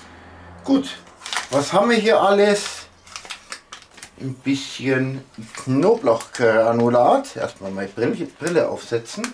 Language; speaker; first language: German; native; German